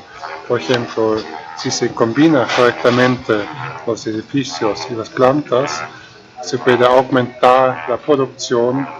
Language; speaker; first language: Spanish; non-native, fluent; German